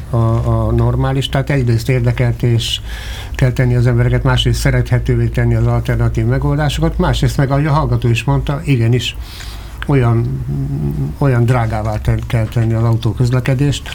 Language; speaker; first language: Hungarian; native; Hungarian